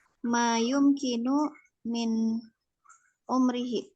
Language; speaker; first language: Arabic; non-native, learner; Indonesian